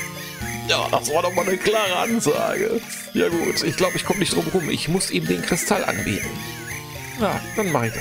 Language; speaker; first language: German; native; German